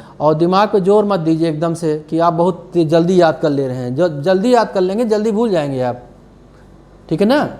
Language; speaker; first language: Hindi; native; Hindi